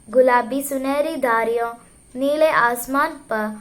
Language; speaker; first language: Hindi; non-native, local second language; Malayalam